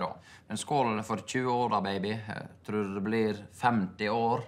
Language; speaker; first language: Norwegian; native; Norwegian